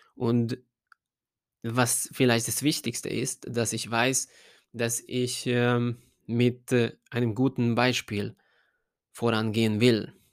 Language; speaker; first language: German; non-native, fluent; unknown